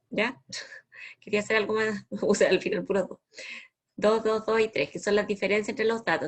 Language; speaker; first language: Spanish; native; Spanish